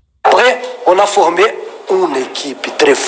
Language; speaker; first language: French; non-native, learner; Portuguese